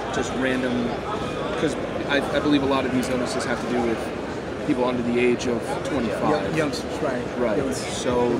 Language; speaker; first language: English; native; English